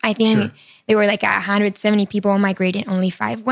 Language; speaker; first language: English; non-native, fluent; Spanish